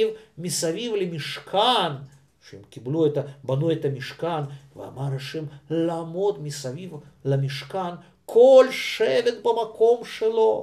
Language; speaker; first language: Hebrew; non-native, fluent; Russian